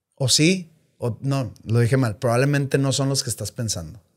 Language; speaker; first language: Spanish; native; Spanish